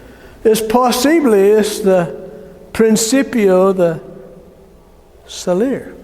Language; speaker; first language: Spanish; non-native, learner; English